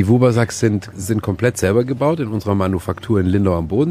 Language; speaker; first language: German; native; German